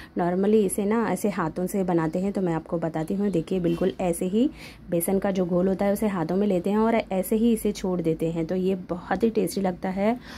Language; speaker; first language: Hindi; non-native, local second language; Marathi